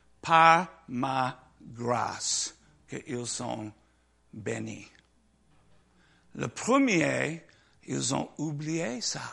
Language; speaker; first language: French; non-native, learner; English